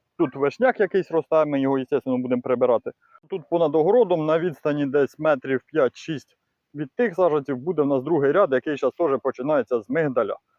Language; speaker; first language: Ukrainian; native; Ukrainian